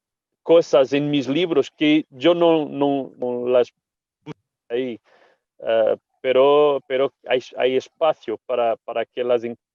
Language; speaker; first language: Spanish; non-native, fluent; Portuguese